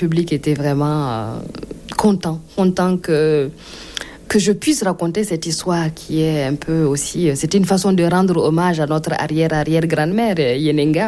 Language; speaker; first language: French; non-native, local second language; Mossi